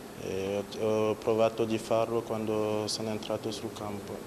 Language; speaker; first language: Italian; non-native, fluent; French